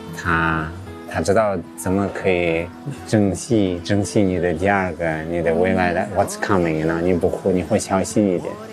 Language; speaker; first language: Chinese; non-native, fluent; English